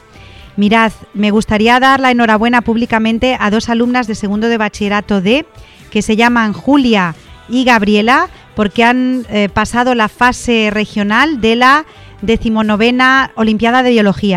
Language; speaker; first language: Spanish; native; Spanish